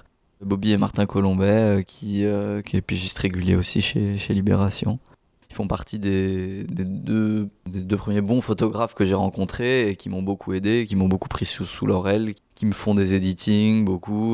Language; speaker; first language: French; native; French